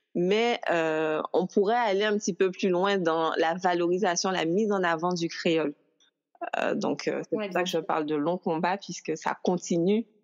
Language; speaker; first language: French; native; French